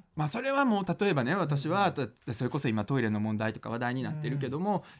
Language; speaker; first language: Japanese; early bilingual, other home language; Russian